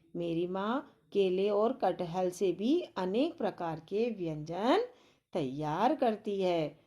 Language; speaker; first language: Hindi; native; Hindi